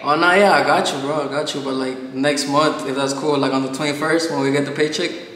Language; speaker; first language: English; early bilingual, other home language; Spanish